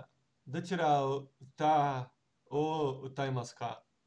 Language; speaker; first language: Japanese; non-native, learner; Portuguese